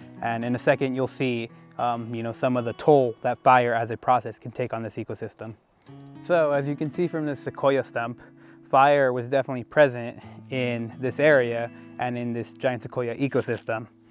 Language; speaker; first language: English; native; English